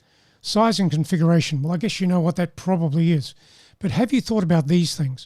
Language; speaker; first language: English; native; English